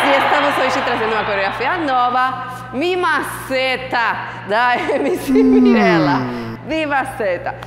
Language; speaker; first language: Portuguese; non-native, fluent; Spanish